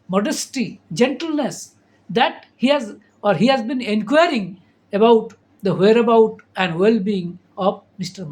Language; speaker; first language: English; non-native, local second language; Bangla